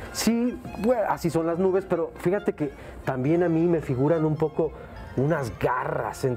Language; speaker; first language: Spanish; native; Spanish